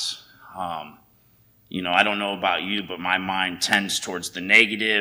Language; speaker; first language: English; native; English